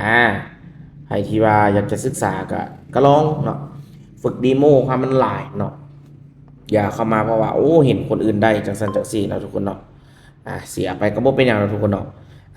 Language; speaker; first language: Thai; non-native, local second language; Northeastern Thai